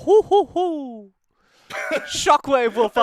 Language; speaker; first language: English; native; English